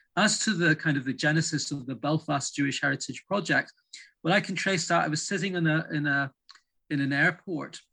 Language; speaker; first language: English; native; English